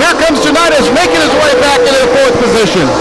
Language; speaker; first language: English; native; English